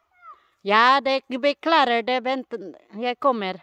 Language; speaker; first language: Norwegian; non-native, learner; Filipino